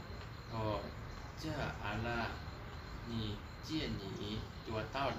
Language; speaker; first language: Chinese; non-native, learner; Lao